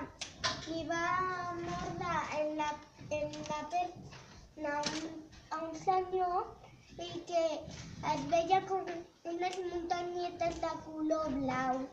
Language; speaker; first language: Catalan; non-native, local second language; Spanish